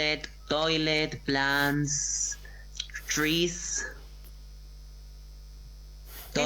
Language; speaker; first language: English; non-native, learner; Spanish